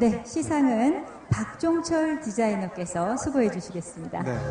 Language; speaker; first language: Korean; native; Korean